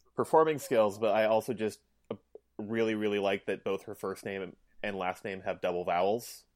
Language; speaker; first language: English; native; English